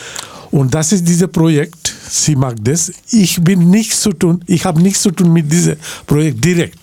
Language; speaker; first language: German; non-native, learner; Bangla